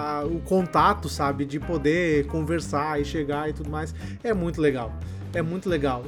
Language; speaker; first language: Portuguese; native; Portuguese